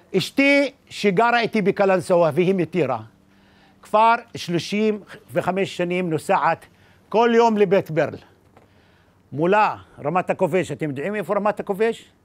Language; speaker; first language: Hebrew; non-native, local second language; Arabic